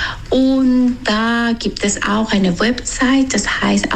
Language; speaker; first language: German; non-native, fluent; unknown